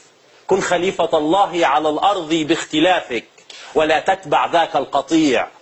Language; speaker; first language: Arabic; native; Arabic